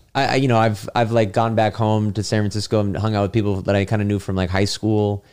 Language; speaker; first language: English; native; English